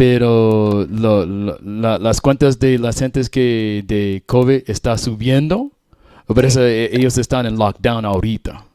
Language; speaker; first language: Spanish; non-native, learner; English